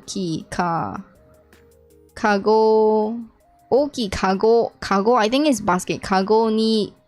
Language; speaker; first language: Japanese; non-native, learner; English